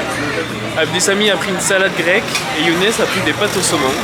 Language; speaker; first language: French; native; French